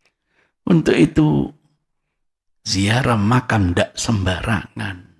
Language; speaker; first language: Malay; non-native, local second language; Javanese